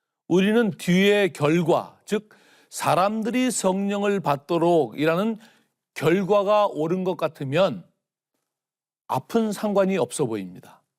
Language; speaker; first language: Korean; native; Korean